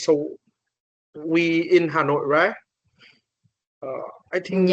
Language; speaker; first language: English; non-native, learner; Vietnamese